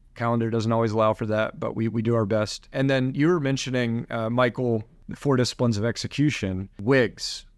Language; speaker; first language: English; native; English